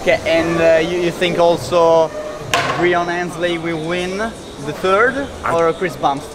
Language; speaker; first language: English; non-native, learner; Italian